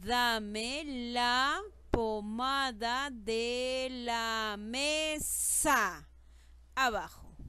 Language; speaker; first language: Spanish; native; Spanish